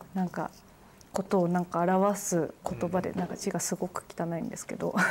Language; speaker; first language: Japanese; native; Japanese